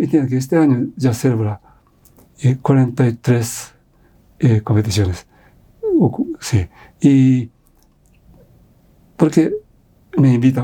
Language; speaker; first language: Spanish; non-native, fluent; Japanese